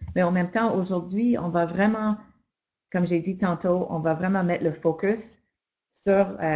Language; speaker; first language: French; non-native, fluent; English